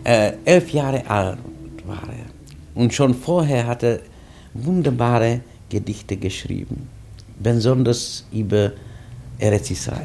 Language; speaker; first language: German; non-native, fluent; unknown